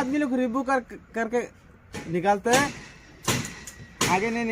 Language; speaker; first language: Hindi; non-native, learner; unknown